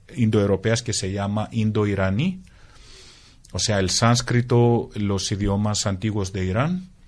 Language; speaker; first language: Spanish; non-native, fluent; Greek